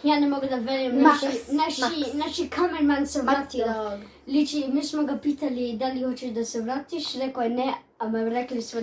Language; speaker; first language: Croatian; early bilingual, heritage; Croatian